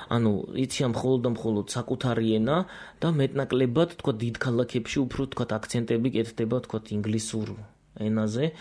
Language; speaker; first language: Georgian; non-native, local second language; Azerbaijani